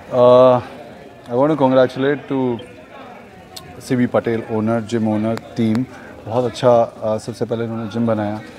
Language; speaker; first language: Hindi; native; Hindi